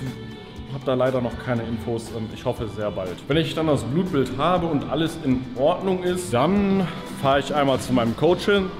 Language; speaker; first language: German; native; German